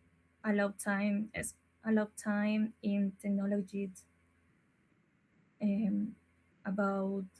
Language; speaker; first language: English; non-native, learner; Spanish